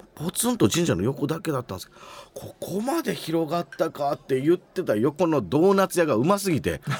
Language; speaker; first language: Japanese; native; Japanese